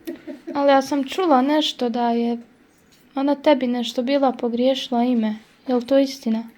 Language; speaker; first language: Bosnian; native; Bosnian